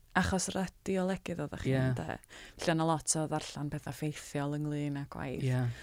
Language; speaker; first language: Welsh; native; Welsh